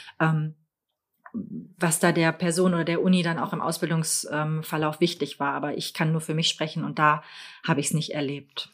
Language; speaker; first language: German; native; German